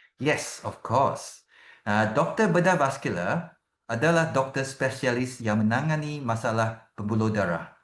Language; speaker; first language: Malay; non-native, local second language; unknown